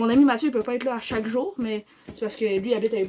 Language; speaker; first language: French; native; French